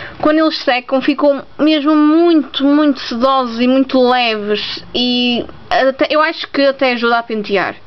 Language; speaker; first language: Portuguese; native; Portuguese